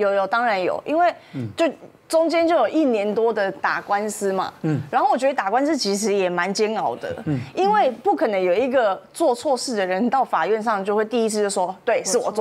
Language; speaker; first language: Chinese; native; Chinese